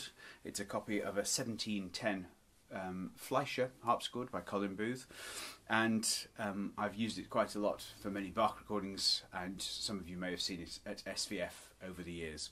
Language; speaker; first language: English; native; English